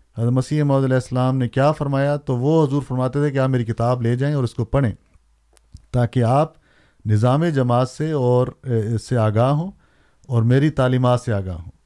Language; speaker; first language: Urdu; native; Urdu